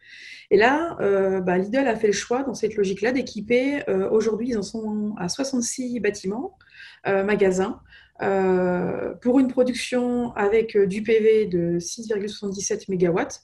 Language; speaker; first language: French; native; French